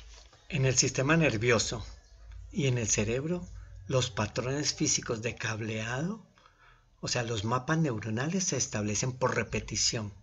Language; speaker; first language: Spanish; native; Spanish